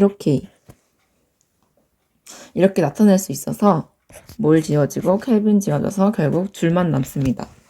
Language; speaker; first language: Korean; native; Korean